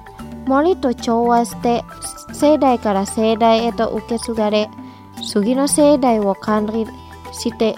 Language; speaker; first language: Japanese; non-native, fluent; Indonesian